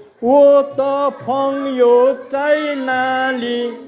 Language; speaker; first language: Chinese; non-native, learner; Nepali